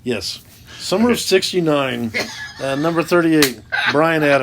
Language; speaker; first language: English; native; English